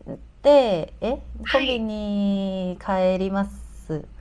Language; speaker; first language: Japanese; non-native, learner; Korean